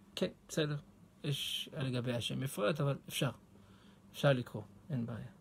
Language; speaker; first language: Hebrew; native; Hebrew